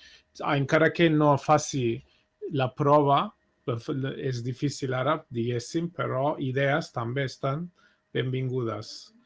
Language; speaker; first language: Catalan; non-native, fluent; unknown